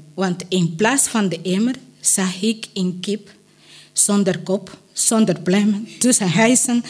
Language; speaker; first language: Dutch; non-native, learner; Spanish